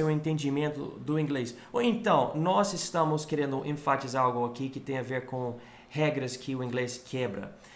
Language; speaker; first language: Portuguese; non-native, fluent; English